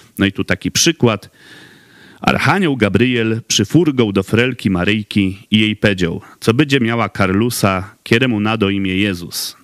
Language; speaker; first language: Polish; native; Polish